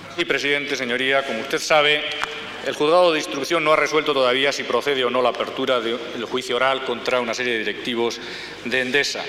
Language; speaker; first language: Spanish; native; Spanish